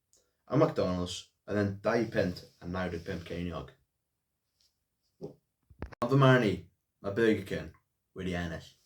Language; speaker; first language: Welsh; non-native, local second language; English